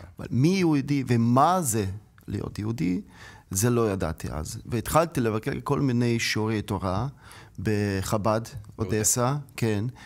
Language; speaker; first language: Hebrew; non-native, learner; Russian